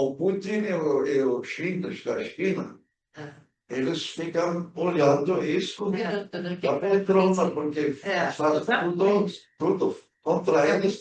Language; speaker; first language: Portuguese; early bilingual, other home language; German